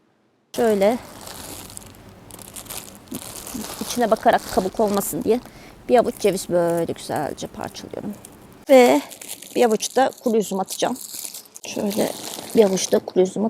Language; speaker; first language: Turkish; native; Turkish